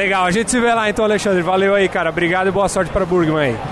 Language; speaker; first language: Portuguese; native; Portuguese